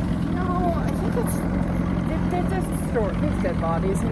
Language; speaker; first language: English; native; English